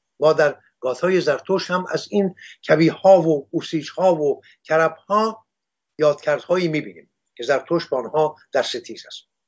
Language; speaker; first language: Persian; non-native, local second language; Assyrian Neo-Aramaic